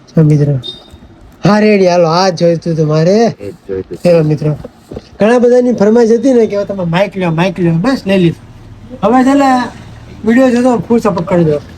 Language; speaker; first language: Gujarati; native; Gujarati